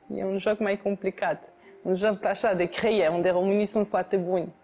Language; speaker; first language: Romanian; non-native, fluent; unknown